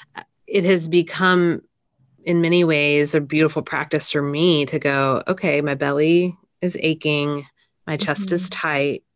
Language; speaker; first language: English; native; English